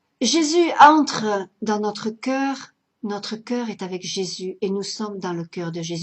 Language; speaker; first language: French; native; French